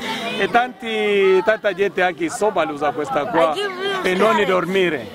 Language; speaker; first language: Italian; non-native, fluent; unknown